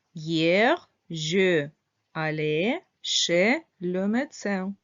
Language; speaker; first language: French; non-native, fluent; Russian